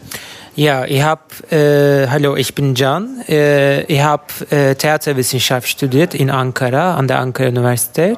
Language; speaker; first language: German; non-native, learner; Turkish